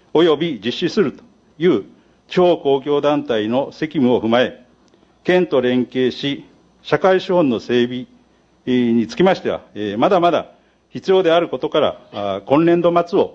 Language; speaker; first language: Japanese; native; Japanese